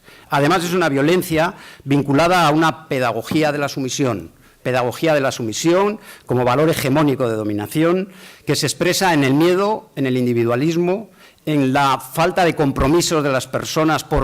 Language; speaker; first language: Spanish; native; Spanish